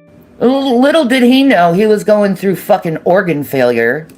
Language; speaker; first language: English; native; English